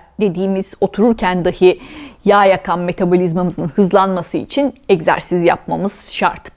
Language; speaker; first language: Turkish; native; Turkish